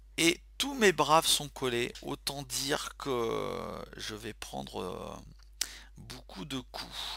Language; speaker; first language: French; native; French